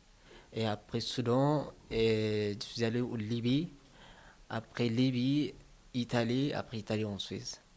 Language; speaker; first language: French; non-native, learner; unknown